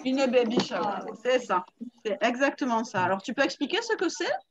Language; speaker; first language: French; native; French